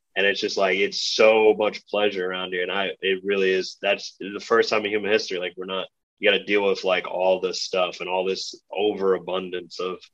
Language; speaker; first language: English; early bilingual, other home language; Spanish